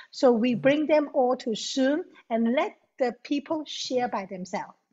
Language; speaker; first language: English; non-native, local second language; Cantonese